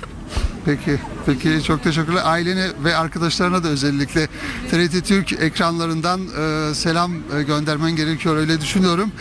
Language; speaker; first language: Turkish; native; Turkish